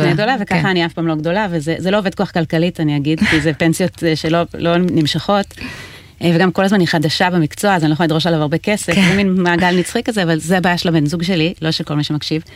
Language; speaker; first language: Hebrew; native; Hebrew